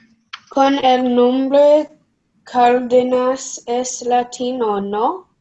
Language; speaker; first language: Spanish; non-native, learner; English